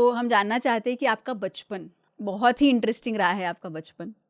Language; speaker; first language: Hindi; native; Hindi